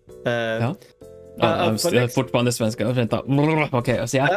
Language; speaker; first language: Swedish; non-native, learner; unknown